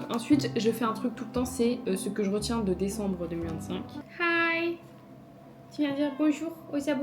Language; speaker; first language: French; native; French